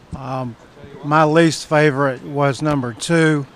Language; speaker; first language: English; native; English